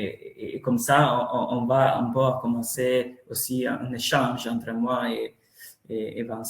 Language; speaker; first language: French; non-native, fluent; Italian